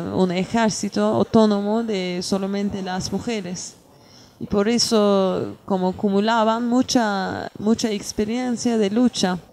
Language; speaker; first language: Spanish; non-native, fluent; Turkish